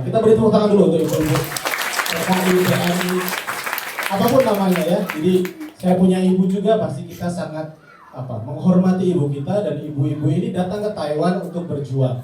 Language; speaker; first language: Indonesian; native; Indonesian